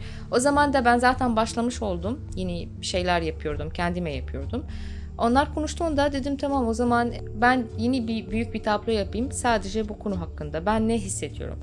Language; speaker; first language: Turkish; non-native, fluent; Arabic